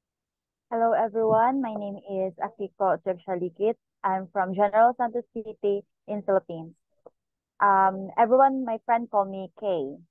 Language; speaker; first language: English; non-native, local second language; Cebuano